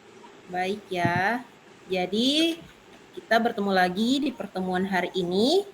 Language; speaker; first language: Indonesian; native; Indonesian